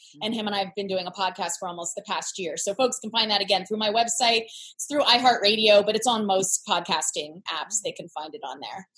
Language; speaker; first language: English; native; English